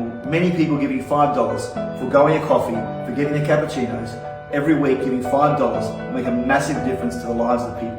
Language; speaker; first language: English; native; English